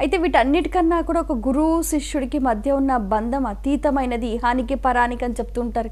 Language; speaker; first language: Telugu; native; Telugu